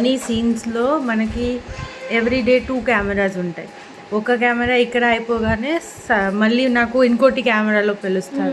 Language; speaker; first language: Telugu; non-native, fluent; Bangla